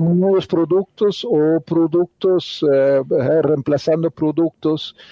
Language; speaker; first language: Spanish; non-native, fluent; Dutch